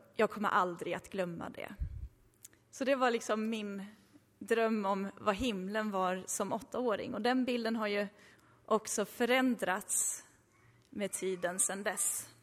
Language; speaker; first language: Swedish; early bilingual, other home language; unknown